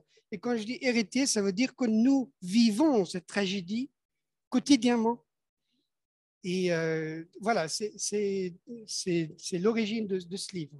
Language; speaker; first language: French; non-native, fluent; Persian